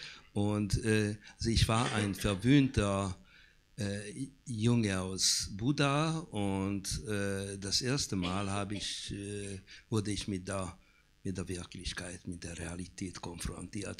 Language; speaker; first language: German; non-native, fluent; Hungarian